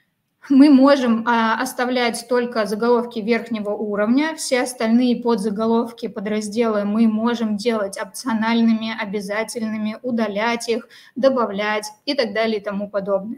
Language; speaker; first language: Russian; native; Russian